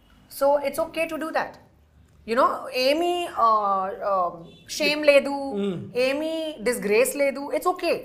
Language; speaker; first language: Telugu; non-native, local second language; Hindi